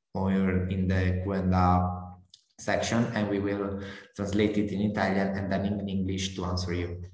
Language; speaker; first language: English; non-native, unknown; Italian